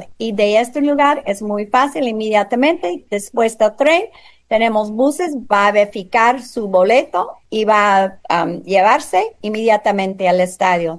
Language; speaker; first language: Spanish; non-native, fluent; English